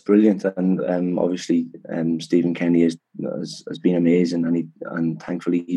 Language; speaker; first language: English; native; English